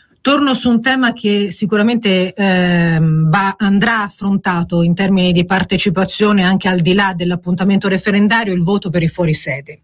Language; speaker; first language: Italian; native; Italian